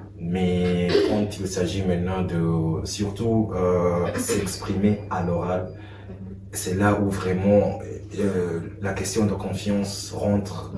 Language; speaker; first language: French; non-native, fluent; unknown